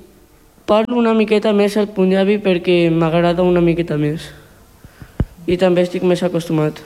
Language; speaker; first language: Catalan; early bilingual, other home language; Urdu